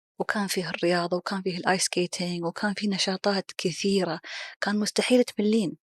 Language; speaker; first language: Egyptian Arabic; non-native, fluent; Arabic